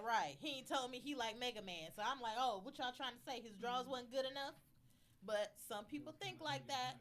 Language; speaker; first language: English; native; English